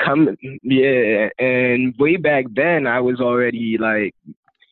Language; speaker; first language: English; non-native, fluent; Haitian Creole